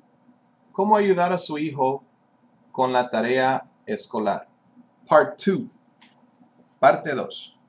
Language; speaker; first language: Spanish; non-native, fluent; English